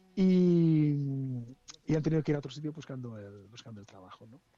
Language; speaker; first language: Spanish; native; Spanish